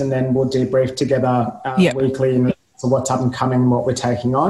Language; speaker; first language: English; native; English